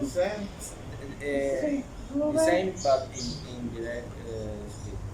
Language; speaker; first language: English; non-native, learner; Spanish